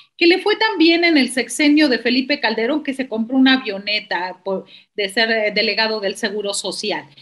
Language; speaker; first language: Spanish; native; Spanish